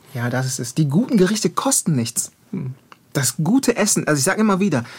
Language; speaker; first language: German; native; German